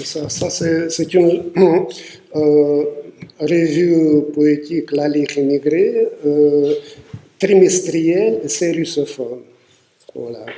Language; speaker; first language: French; non-native, fluent; Russian